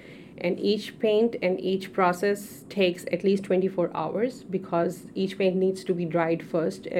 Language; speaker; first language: English; non-native, local second language; Urdu